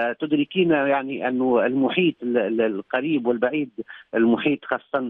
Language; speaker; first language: Arabic; native; Arabic